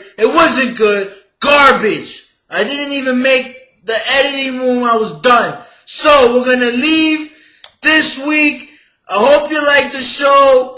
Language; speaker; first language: English; native; English